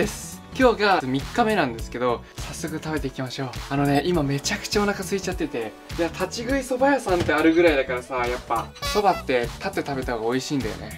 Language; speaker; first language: Japanese; native; Japanese